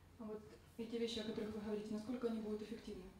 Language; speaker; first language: Ukrainian; non-native, local second language; Russian